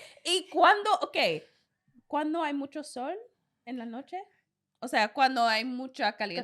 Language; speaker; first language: Spanish; non-native, learner; English